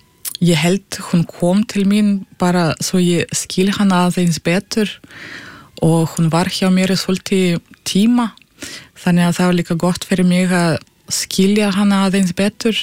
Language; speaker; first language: Icelandic; non-native, fluent; Russian